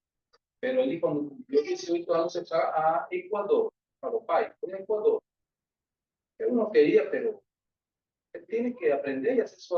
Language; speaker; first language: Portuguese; non-native, learner; Spanish